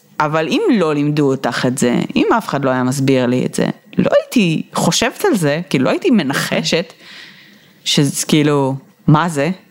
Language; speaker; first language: Hebrew; native; Hebrew